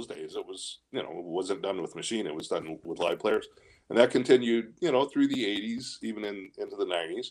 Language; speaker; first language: English; native; English